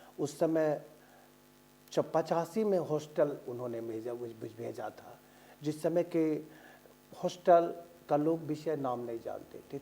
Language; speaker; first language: Hindi; native; Hindi